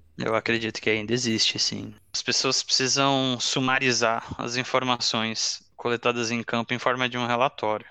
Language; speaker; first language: Portuguese; native; Portuguese